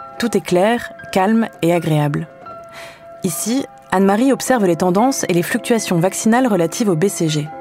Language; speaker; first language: French; native; French